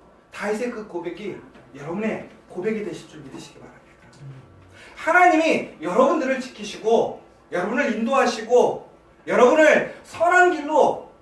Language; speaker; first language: Korean; native; Korean